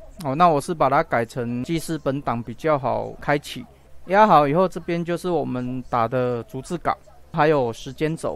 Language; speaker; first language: Chinese; native; Chinese